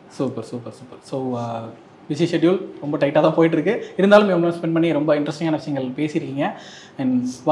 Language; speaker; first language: Tamil; native; Tamil